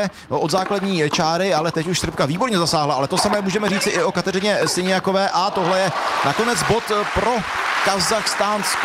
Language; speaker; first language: Czech; native; Czech